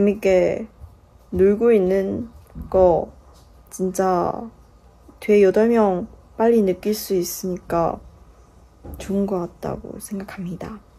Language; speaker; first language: Korean; non-native, fluent; Chinese